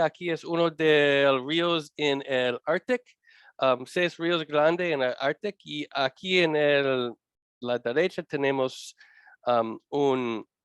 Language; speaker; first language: Spanish; non-native, learner; English